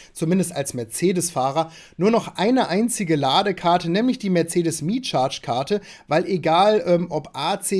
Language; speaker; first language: German; native; German